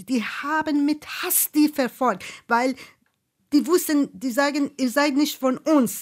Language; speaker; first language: German; non-native, fluent; Persian